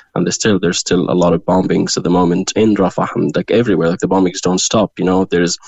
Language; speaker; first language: English; non-native, fluent; Arabic